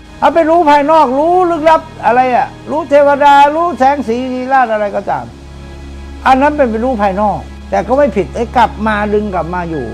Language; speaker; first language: Thai; native; Thai